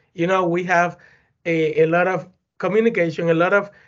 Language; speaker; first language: English; non-native, fluent; Spanish